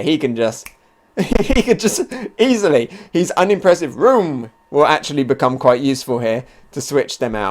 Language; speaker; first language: English; native; English